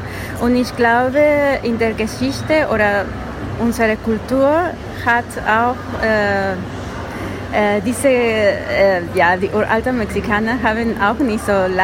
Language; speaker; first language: German; non-native, learner; Spanish